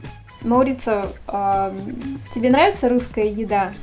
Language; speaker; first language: Russian; native; Russian